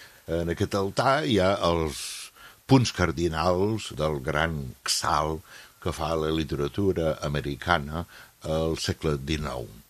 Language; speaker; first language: Catalan; non-native, fluent; English